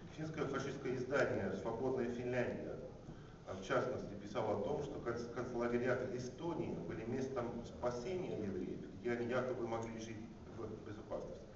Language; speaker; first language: Russian; non-native, fluent; Finnish